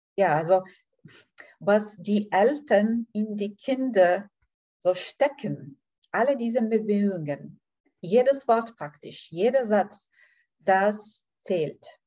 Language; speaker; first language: German; non-native, fluent; Lithuanian